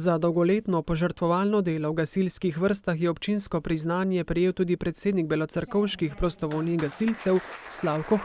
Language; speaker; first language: Slovenian; native; Slovenian